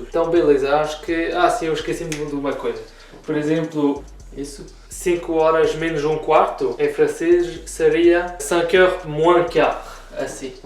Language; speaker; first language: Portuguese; early bilingual, heritage; Portuguese